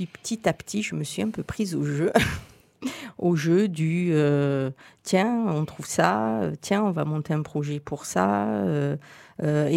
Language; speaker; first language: French; native; French